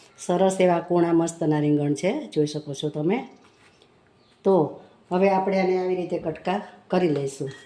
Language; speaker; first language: Gujarati; native; Gujarati